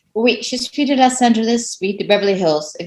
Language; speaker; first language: French; non-native, fluent; English